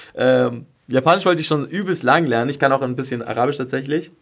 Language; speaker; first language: German; early bilingual, other home language; Greek